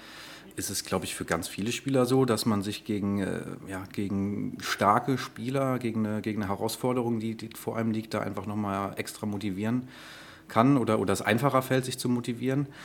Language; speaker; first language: German; native; German